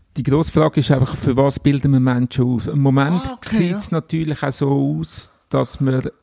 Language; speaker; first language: German; native; German